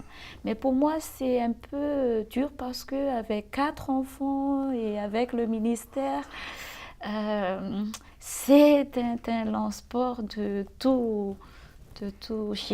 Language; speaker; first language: French; non-native, local second language; Malagasy